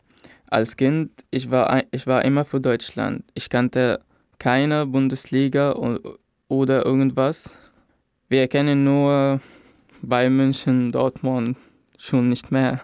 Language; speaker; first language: German; non-native, fluent; Arabic